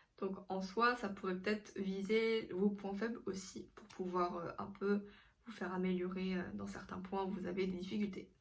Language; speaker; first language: French; non-native, fluent; Korean